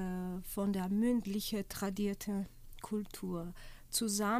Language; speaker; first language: German; non-native, fluent; Portuguese